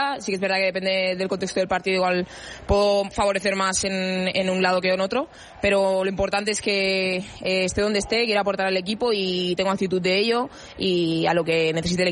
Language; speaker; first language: Spanish; native; Spanish